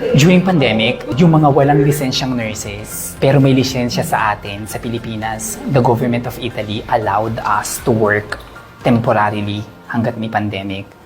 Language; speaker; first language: Filipino; native; Filipino